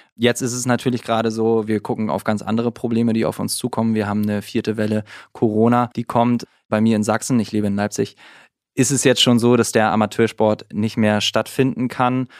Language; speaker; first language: German; native; German